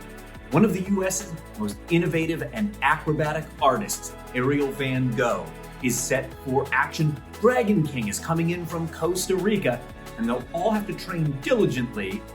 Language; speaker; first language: English; native; English